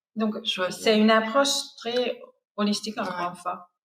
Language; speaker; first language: French; non-native, fluent; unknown